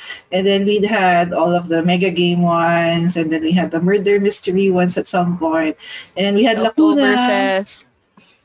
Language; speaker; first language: English; non-native, local second language; Filipino